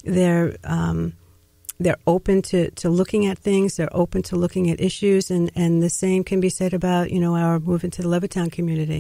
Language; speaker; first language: English; native; English